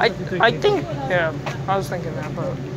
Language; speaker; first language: English; native; English